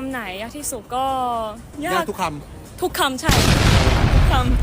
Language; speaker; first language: Thai; non-native, learner; Chinese